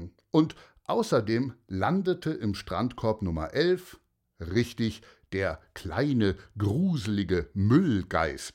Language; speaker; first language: German; native; German